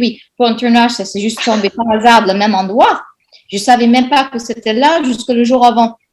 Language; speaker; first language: French; non-native, fluent; English